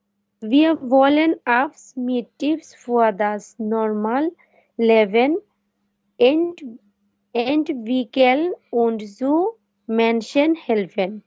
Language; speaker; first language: German; non-native, learner; Bangla